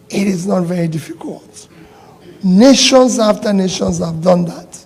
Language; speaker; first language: English; non-native, local second language; Igbo